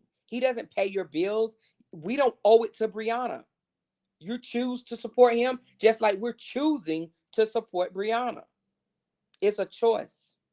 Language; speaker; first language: English; native; English